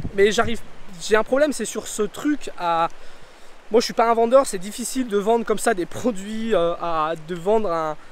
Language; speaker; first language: French; native; French